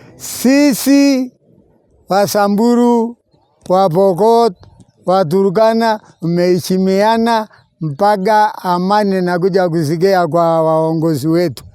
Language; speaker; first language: Swahili; non-native, local second language; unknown